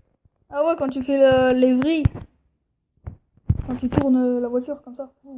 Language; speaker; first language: French; native; French